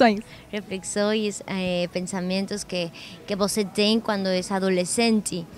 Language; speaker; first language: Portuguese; non-native, learner; Spanish